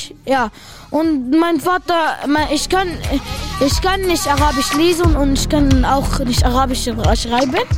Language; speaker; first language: German; non-native, learner; Arabic